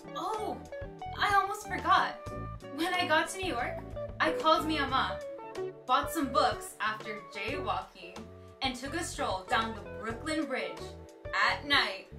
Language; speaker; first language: English; early bilingual, other home language; Spanish